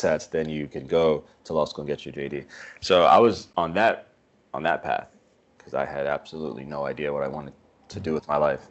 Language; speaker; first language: English; native; English